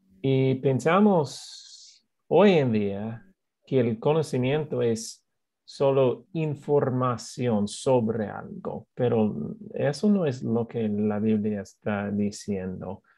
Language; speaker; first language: Spanish; non-native, fluent; English